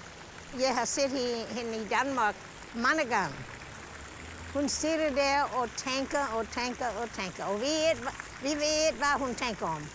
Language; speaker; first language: Danish; early bilingual, heritage; English